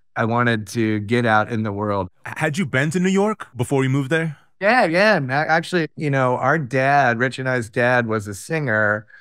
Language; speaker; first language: English; native; English